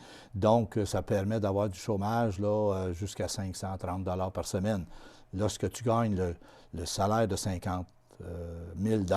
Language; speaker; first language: French; native; French